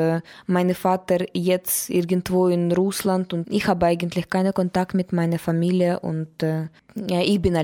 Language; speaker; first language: German; non-native, learner; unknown